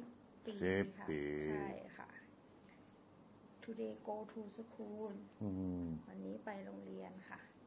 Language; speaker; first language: Thai; native; Thai